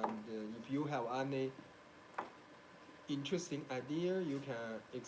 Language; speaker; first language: English; non-native, learner; Chinese